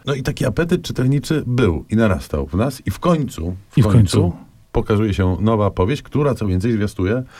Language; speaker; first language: Polish; native; Polish